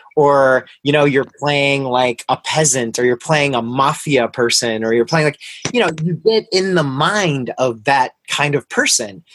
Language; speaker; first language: English; early bilingual, other home language; Hindi